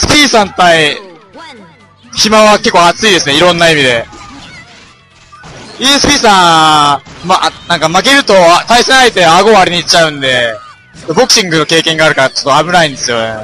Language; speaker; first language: Japanese; native; Japanese